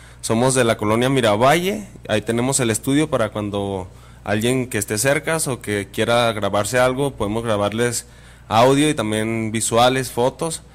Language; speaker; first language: Spanish; native; Spanish